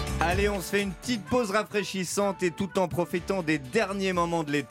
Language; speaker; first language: French; native; French